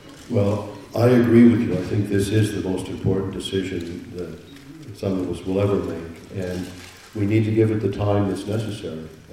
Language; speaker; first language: English; native; English